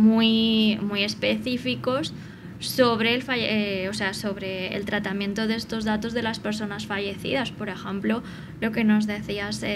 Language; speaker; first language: Spanish; native; Spanish